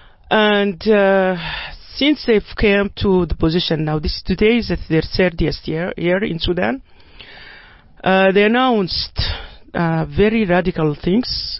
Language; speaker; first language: English; non-native, fluent; Arabic